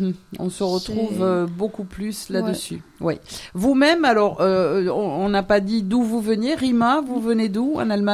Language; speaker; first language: French; native; French